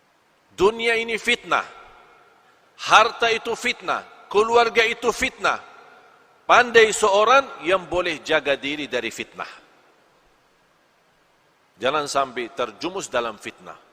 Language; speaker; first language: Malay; non-native, fluent; Arabic